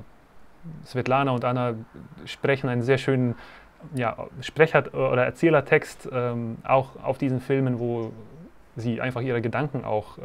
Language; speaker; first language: German; native; German